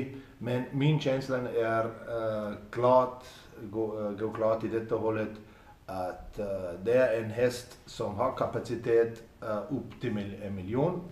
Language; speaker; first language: Swedish; non-native, fluent; German